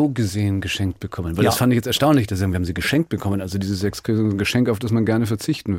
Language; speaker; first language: German; native; German